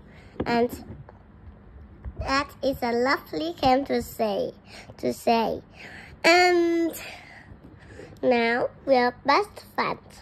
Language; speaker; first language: English; non-native, learner; Vietnamese